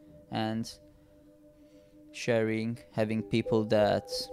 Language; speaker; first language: English; non-native, fluent; Italian